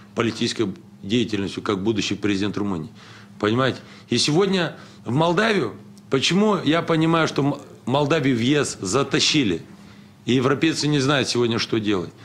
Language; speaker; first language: Russian; non-native, local second language; Romanian